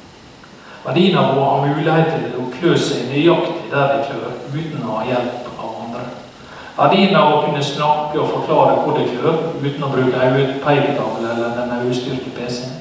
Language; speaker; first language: Norwegian; native; Norwegian